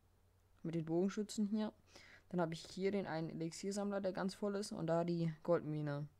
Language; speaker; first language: German; native; German